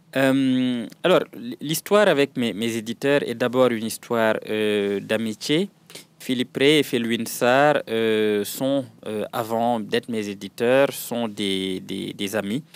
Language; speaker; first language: French; non-native, local second language; Wolof